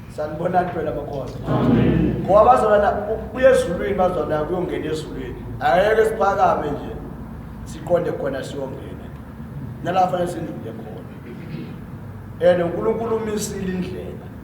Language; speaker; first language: Zulu; non-native, local second language; Xhosa